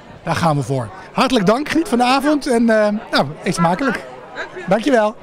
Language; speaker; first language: Dutch; native; Dutch